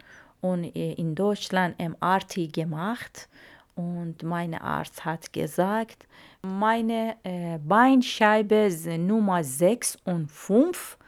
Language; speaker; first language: German; non-native, learner; Arabic